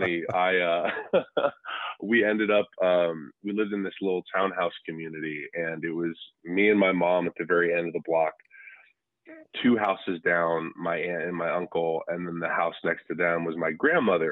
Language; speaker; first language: English; native; English